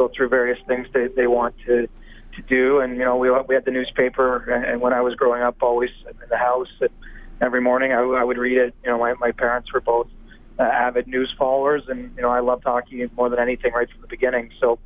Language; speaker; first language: English; native; English